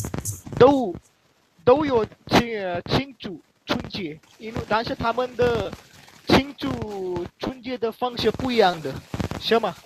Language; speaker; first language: Chinese; non-native, learner; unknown